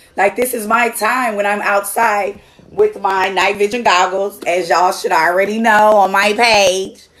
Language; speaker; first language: English; native; English